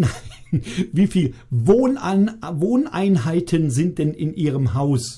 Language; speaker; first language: German; native; German